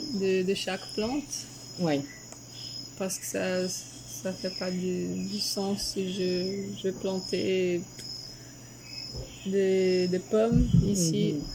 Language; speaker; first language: French; non-native, fluent; Portuguese